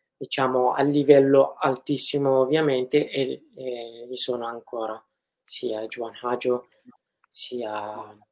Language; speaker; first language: Italian; non-native, fluent; Kurdish